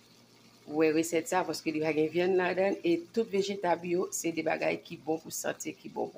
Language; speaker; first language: French; non-native, learner; Haitian Creole